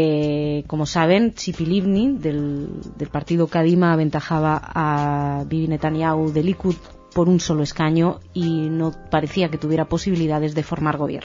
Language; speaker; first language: Spanish; native; Spanish